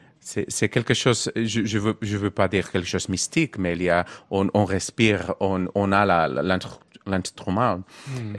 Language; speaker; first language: French; non-native, learner; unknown